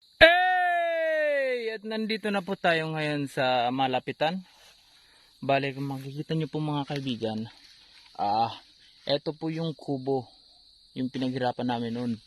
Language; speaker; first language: Filipino; non-native, local second language; Cebuano